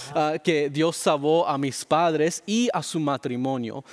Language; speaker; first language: Spanish; early bilingual, heritage; Spanish